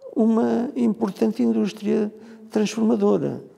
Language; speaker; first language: Portuguese; native; Portuguese